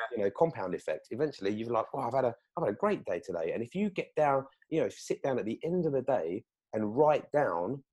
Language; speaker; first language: English; native; English